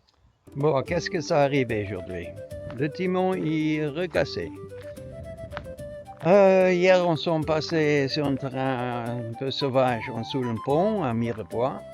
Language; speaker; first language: French; non-native, learner; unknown